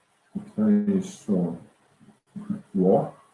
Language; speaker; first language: Chinese; non-native, learner; English